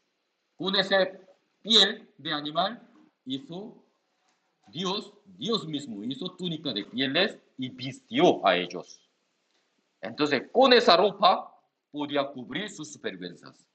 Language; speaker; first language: Spanish; non-native, learner; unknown